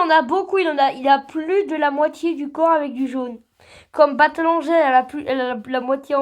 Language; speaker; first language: French; native; French